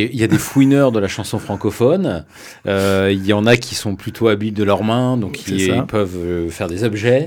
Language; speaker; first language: French; native; French